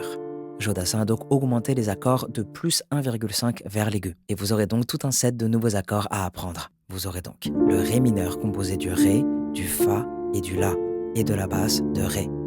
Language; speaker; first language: French; native; French